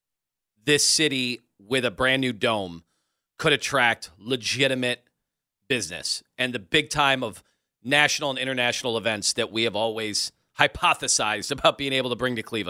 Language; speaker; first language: English; native; English